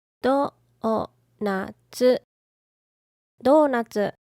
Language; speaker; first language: Japanese; native; Japanese